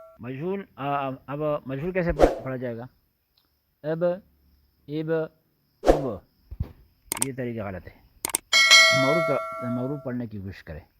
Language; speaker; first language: Urdu; native; Urdu